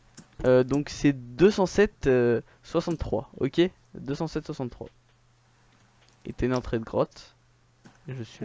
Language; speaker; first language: French; native; French